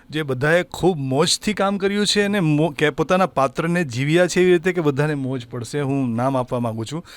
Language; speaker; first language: Gujarati; native; Gujarati